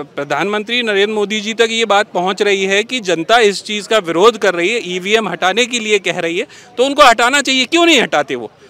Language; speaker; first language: Hindi; native; Hindi